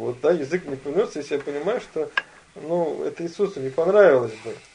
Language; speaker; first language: Russian; native; Russian